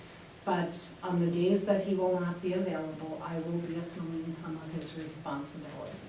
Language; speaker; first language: English; native; English